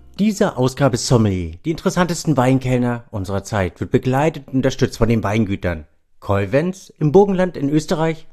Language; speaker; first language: German; native; German